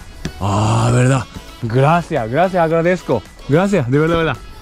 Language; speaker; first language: Spanish; non-native, learner; Japanese